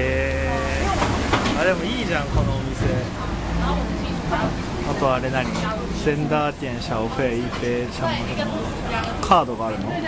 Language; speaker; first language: Japanese; native; Japanese